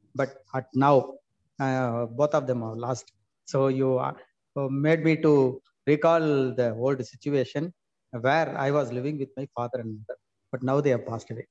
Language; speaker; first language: English; non-native, local second language; Tamil